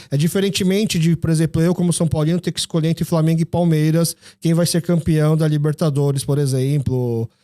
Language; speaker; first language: Portuguese; early bilingual, other home language; Korean